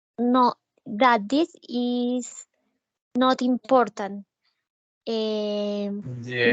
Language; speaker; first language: English; non-native, learner; Spanish